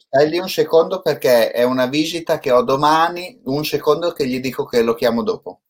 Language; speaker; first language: Italian; native; Italian